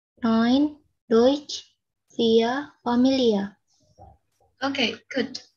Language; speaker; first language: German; non-native, learner; Indonesian